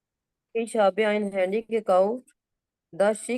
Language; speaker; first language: German; non-native, learner; Urdu